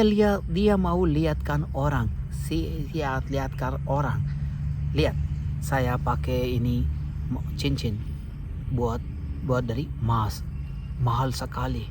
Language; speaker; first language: Indonesian; non-native, fluent; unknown